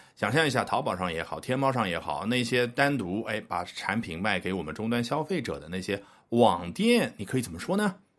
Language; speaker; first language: Chinese; native; Chinese